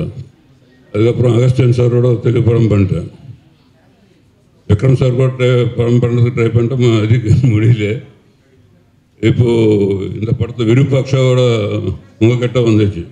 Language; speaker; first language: Tamil; non-native, learner; Telugu